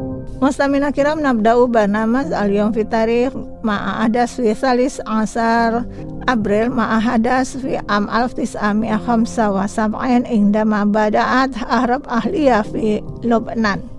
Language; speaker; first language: Arabic; non-native, fluent; Indonesian